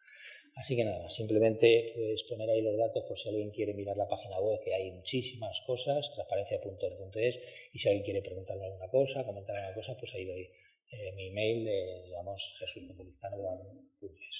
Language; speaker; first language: Spanish; native; Spanish